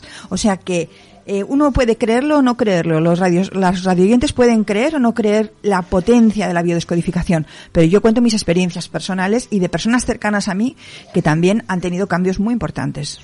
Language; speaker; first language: Spanish; native; Spanish